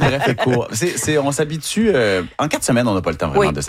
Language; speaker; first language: French; native; French